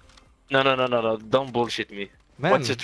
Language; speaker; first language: English; non-native, fluent; Hebrew